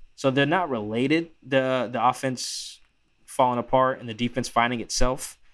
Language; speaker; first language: English; native; English